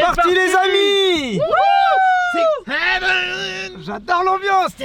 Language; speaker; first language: French; native; French